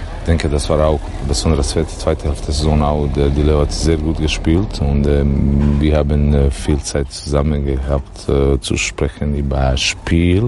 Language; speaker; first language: German; non-native, learner; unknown